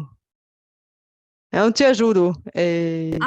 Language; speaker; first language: Portuguese; non-native, fluent; Bulgarian